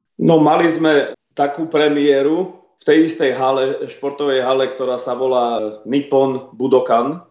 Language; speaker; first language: Slovak; native; Slovak